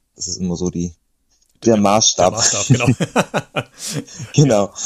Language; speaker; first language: German; native; German